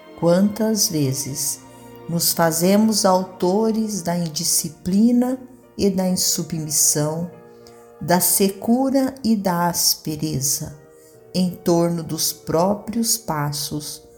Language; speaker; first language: Portuguese; native; Portuguese